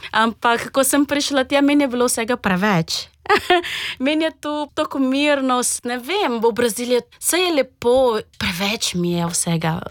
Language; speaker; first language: Slovenian; non-native, fluent; Portuguese